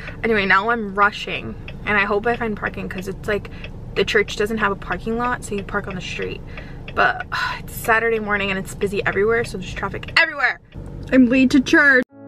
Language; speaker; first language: English; early bilingual, other home language; Spanish